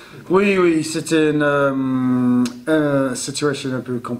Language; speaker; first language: French; non-native, learner; English